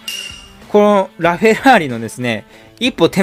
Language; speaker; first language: Japanese; native; Japanese